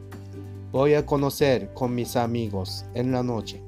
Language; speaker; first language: Spanish; non-native, learner; Japanese